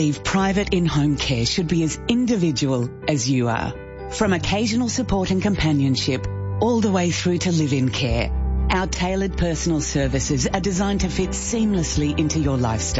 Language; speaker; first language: English; non-native, fluent; French